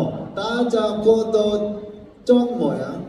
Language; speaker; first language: Chinese; non-native, learner; Korean